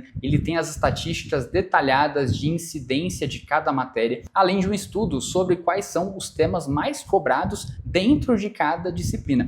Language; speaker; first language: Portuguese; native; Portuguese